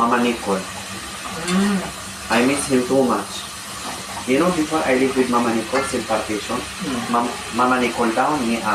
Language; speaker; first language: English; non-native, learner; Arabic